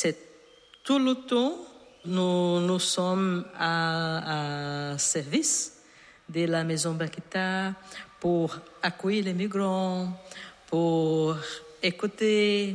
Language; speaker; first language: French; non-native, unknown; Portuguese